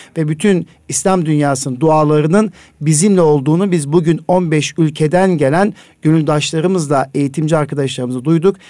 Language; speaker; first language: Turkish; native; Turkish